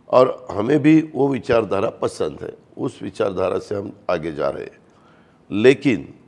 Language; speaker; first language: Hindi; non-native, local second language; Marathi